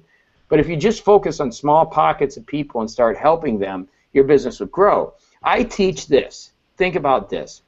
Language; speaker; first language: English; native; English